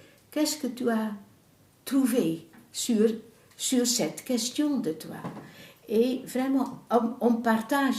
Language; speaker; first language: French; non-native, fluent; Dutch